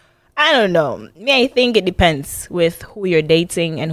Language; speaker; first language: English; non-native, local second language; Swahili